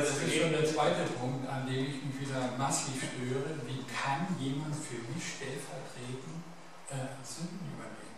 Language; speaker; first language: German; native; German